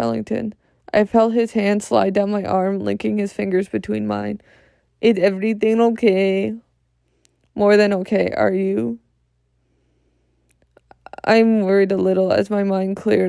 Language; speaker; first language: English; native; English